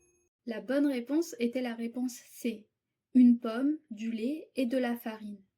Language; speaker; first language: French; native; French